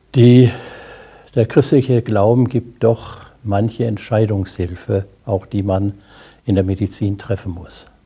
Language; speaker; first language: German; native; German